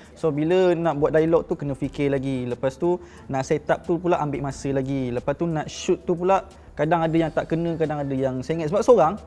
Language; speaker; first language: Malay; native; Malay